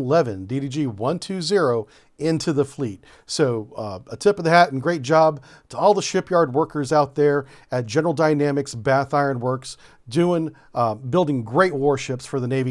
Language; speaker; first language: English; native; English